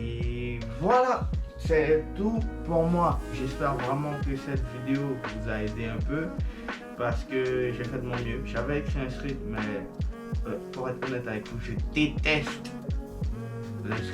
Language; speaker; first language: French; non-native, fluent; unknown